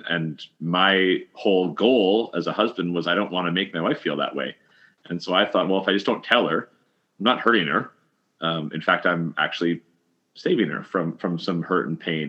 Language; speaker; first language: English; native; English